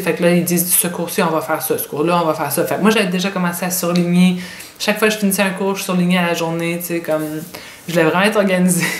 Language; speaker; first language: French; native; French